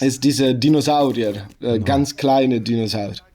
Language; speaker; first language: German; non-native, learner; Italian